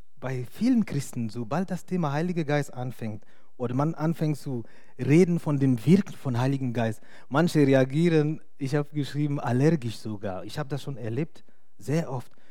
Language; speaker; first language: German; non-native, fluent; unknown